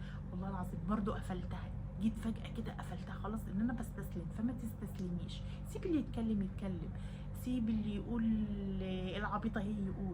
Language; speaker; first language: Arabic; native; Arabic